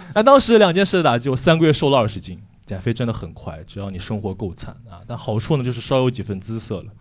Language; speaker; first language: Chinese; native; Chinese